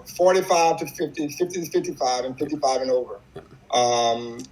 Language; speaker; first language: English; native; English